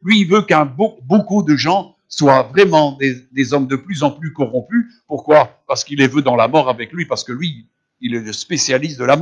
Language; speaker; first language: French; native; French